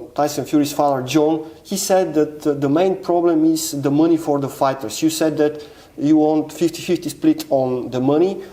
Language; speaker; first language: English; non-native, fluent; Bulgarian